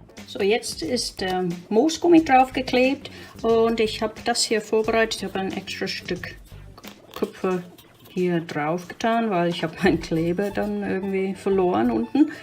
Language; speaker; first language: German; non-native, fluent; English